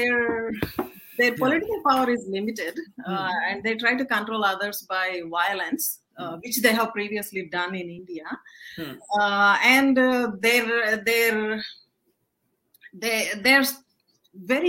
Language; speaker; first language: English; non-native, local second language; Telugu